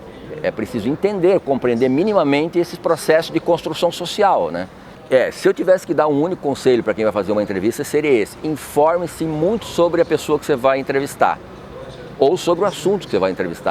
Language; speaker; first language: Portuguese; native; Portuguese